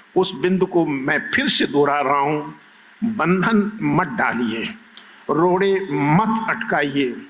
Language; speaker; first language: Hindi; native; Hindi